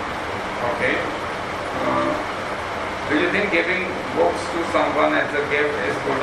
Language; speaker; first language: English; non-native, local second language; Punjabi